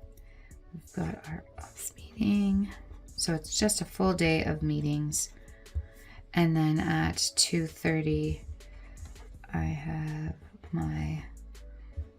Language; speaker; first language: English; native; English